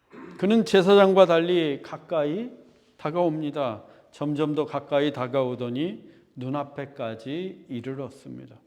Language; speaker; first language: Korean; native; Korean